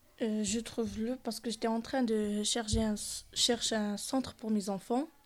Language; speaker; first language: French; non-native, learner; Arabic